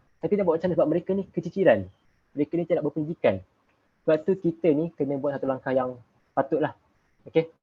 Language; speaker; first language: Malay; native; Malay